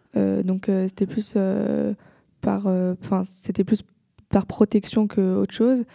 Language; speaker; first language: French; native; French